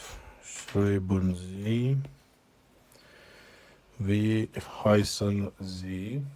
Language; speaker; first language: German; non-native, fluent; Romanian